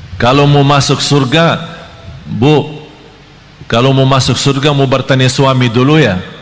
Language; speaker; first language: Malay; non-native, fluent; Arabic